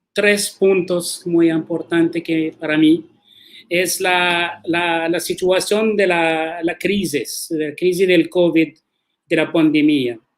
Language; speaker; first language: Spanish; non-native, learner; Arabic